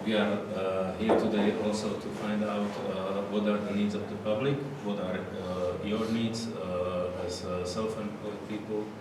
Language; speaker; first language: English; non-native, fluent; Slovak